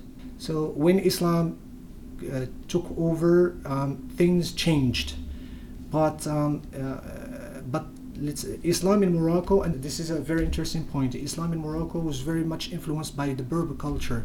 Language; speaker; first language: English; non-native, fluent; Berber languages